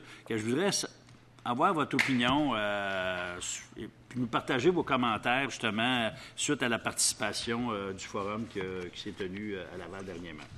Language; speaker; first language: French; native; French